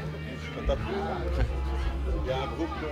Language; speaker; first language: French; native; French